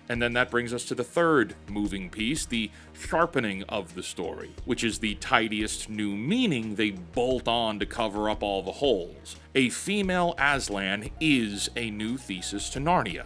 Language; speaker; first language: English; native; English